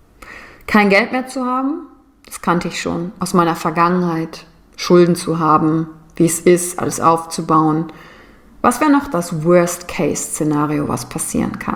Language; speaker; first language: German; native; German